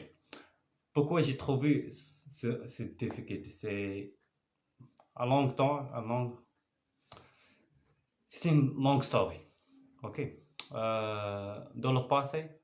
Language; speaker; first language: French; non-native, learner; Arabic